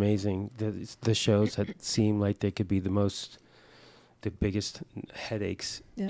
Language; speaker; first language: English; native; English